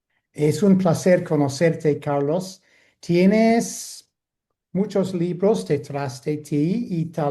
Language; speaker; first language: Spanish; non-native, fluent; English